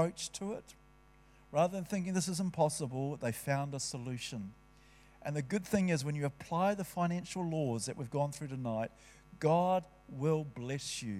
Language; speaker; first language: English; native; English